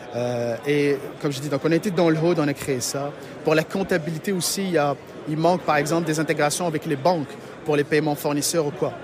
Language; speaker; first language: French; non-native, local second language; Arabic